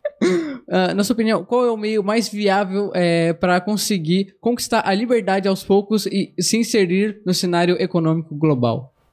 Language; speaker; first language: Portuguese; native; Portuguese